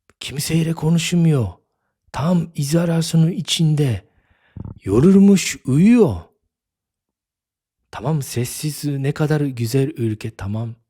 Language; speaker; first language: Turkish; non-native, fluent; Japanese